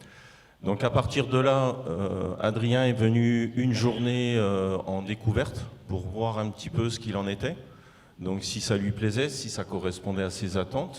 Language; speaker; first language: French; native; French